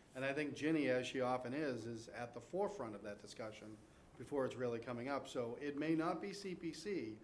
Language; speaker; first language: English; native; English